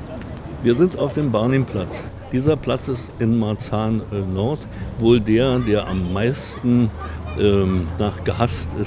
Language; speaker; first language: German; native; German